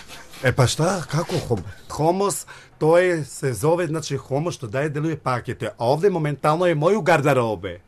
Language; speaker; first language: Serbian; non-native, learner; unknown